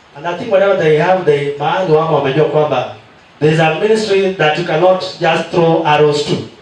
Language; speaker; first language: English; non-native, local second language; Swahili